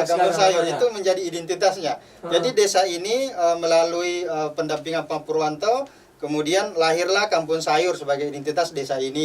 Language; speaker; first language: Indonesian; native; Indonesian